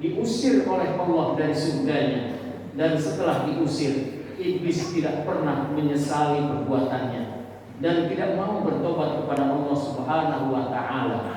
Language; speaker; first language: Indonesian; native; Indonesian